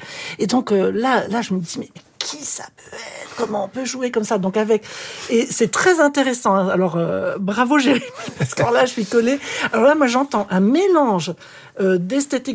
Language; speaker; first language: French; native; French